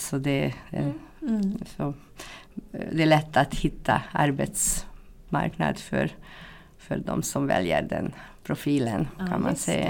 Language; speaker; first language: Swedish; non-native, fluent; Hungarian